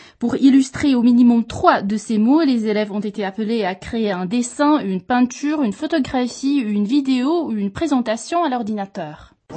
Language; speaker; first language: French; native; French